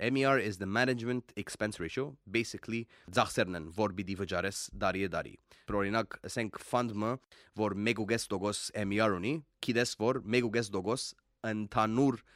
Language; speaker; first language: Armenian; early bilingual, heritage; Armenian